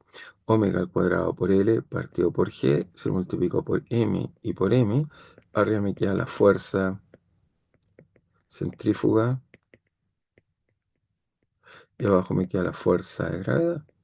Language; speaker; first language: Spanish; native; Spanish